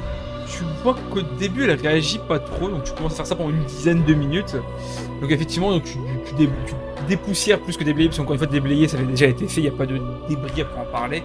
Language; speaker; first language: French; native; French